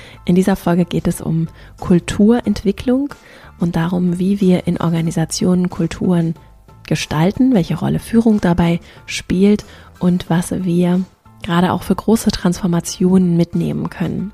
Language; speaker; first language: German; native; German